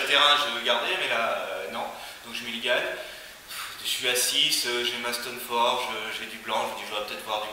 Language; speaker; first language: French; native; French